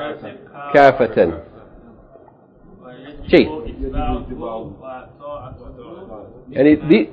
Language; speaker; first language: Arabic; non-native, learner; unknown